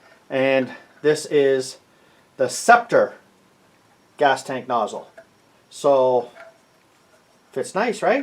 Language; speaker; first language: English; native; English